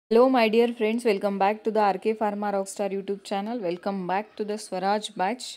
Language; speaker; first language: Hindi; non-native, local second language; Marathi